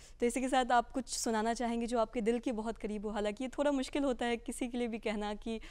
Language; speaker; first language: Hindi; native; Hindi